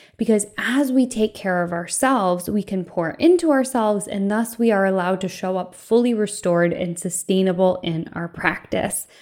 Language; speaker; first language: English; early bilingual, other home language; Filipino